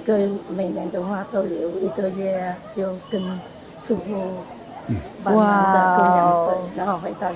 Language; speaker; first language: Chinese; non-native, learner; Vietnamese